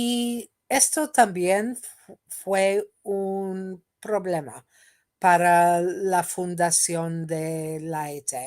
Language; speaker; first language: Spanish; non-native, fluent; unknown